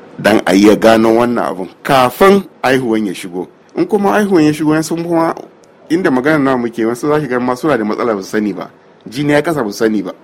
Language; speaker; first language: Hausa; native; Hausa